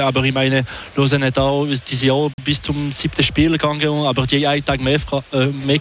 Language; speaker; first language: German; non-native, local second language; French